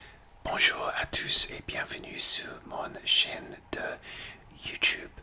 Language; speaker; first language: French; non-native, learner; English